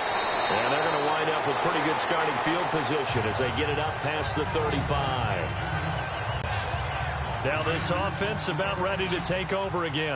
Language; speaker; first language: English; native; English